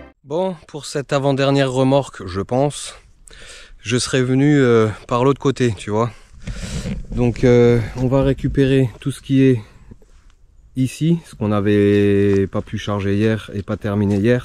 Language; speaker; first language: French; native; French